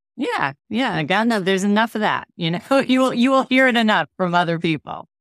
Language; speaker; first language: English; native; English